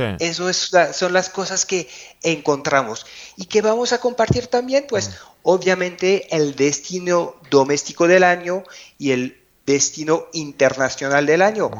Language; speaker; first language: Spanish; non-native, fluent; French